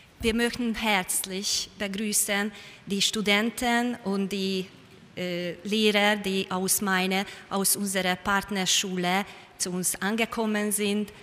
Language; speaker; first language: German; non-native, learner; Hungarian